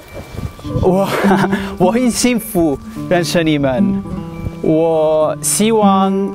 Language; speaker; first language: Chinese; non-native, learner; English